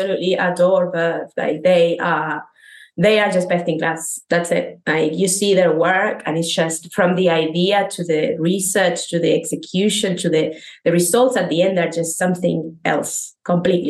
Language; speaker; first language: English; non-native, fluent; Spanish